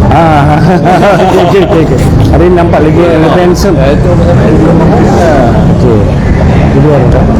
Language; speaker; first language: Malay; native; Malay